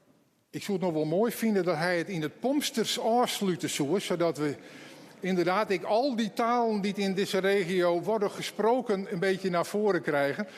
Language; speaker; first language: Dutch; non-native, local second language; Western Frisian